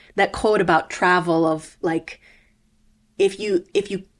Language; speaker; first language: English; early bilingual, other home language; Spanish